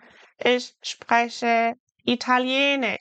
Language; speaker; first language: German; non-native, fluent; English